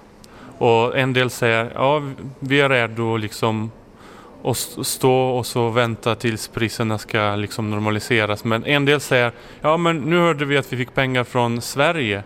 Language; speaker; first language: Swedish; non-native, fluent; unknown